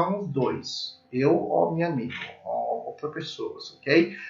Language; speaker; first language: Portuguese; non-native, learner; English